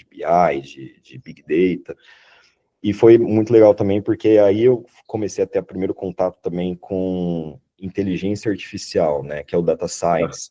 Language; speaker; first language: Portuguese; native; Portuguese